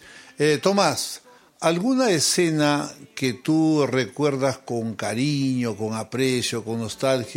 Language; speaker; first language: Spanish; native; Spanish